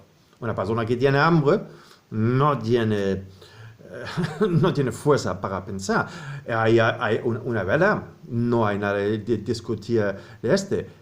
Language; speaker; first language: Spanish; non-native, fluent; German